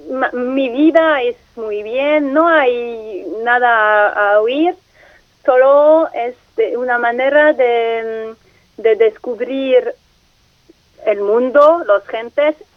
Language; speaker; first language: Spanish; non-native, learner; French